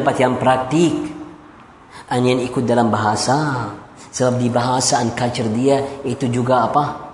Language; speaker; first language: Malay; non-native, fluent; Arabic